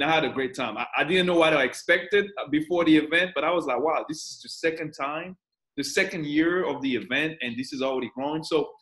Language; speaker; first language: English; non-native, fluent; French